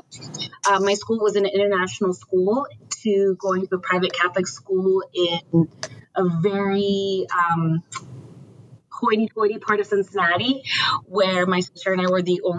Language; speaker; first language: English; early bilingual, other home language; French